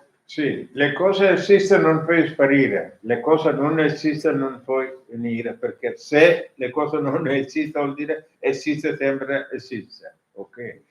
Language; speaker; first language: Italian; non-native, learner; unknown